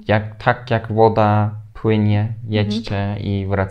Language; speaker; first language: Polish; non-native, fluent; Turkish